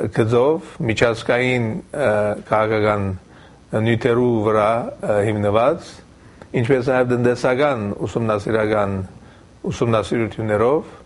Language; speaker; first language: Armenian; early bilingual, heritage; Armenian